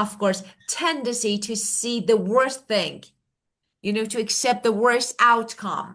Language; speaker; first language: English; non-native, fluent; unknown